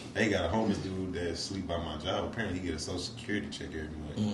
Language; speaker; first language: English; native; English